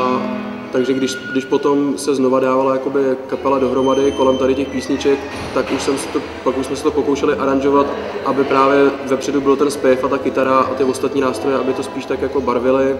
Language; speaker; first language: Czech; native; Czech